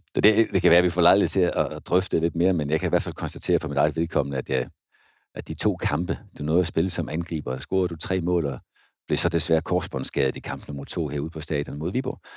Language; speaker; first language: Danish; native; Danish